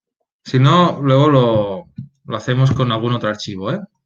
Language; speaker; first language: Spanish; native; Spanish